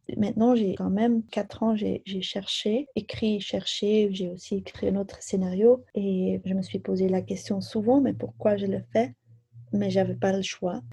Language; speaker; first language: French; non-native, local second language; Dutch